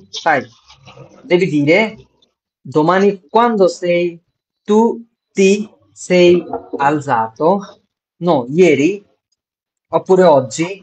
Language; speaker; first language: Italian; non-native, fluent; Bangla